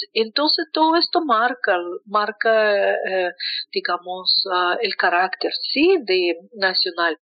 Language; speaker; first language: Spanish; non-native, fluent; Russian